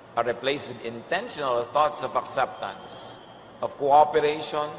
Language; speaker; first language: English; non-native, local second language; Filipino